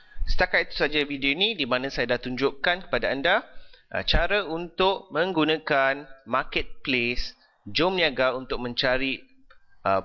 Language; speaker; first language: Malay; native; Malay